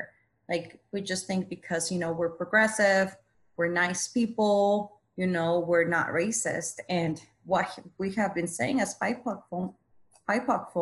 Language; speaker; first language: English; non-native, fluent; Spanish